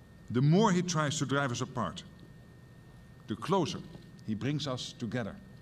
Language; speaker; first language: English; non-native, fluent; Dutch